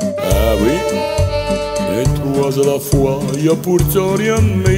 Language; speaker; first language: French; native; French